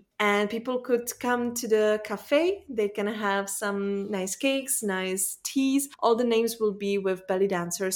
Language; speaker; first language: English; non-native, fluent; Czech